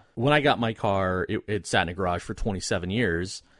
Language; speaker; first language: English; native; English